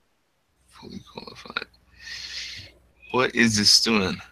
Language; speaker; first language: English; native; English